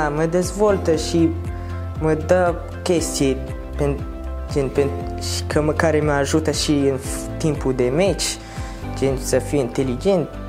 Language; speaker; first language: Romanian; non-native, learner; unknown